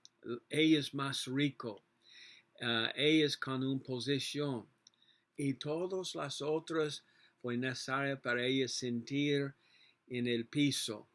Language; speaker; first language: Spanish; non-native, learner; English